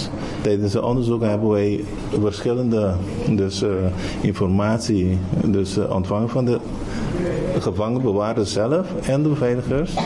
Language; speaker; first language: Dutch; non-native, local second language; Papiamento